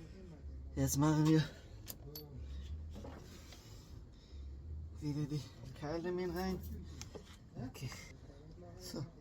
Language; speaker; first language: German; non-native, learner; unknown